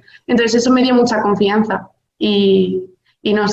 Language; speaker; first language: Spanish; native; Spanish